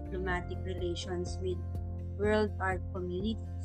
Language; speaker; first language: English; non-native, local second language; Iloko